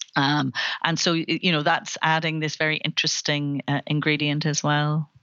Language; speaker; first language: English; native; English